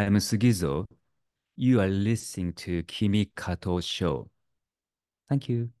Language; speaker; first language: English; non-native, learner; Japanese